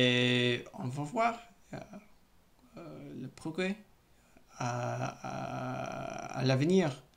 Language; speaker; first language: French; non-native, learner; English